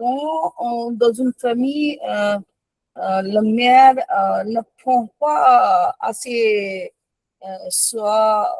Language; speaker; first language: French; non-native, learner; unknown